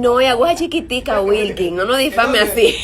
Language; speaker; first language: Spanish; native; Spanish